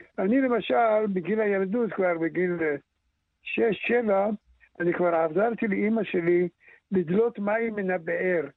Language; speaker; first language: Hebrew; early bilingual, other home language; Arabic